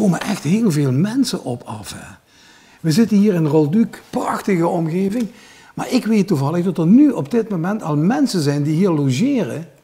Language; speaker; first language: Dutch; native; Dutch